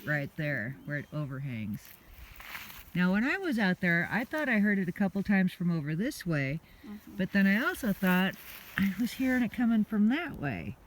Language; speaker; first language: English; native; English